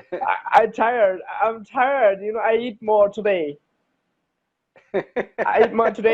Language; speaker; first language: English; non-native, learner; Bangla